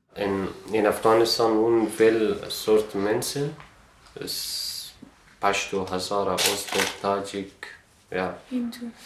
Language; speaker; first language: Dutch; non-native, fluent; Persian